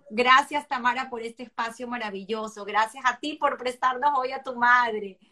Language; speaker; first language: Spanish; native; Spanish